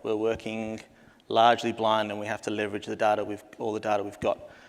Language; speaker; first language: English; native; English